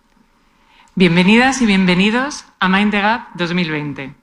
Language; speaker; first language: Spanish; native; Spanish